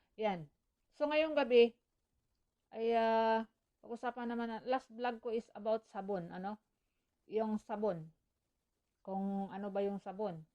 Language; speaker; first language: Filipino; non-native, local second language; Cebuano